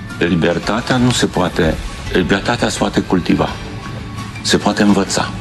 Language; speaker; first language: Romanian; native; Romanian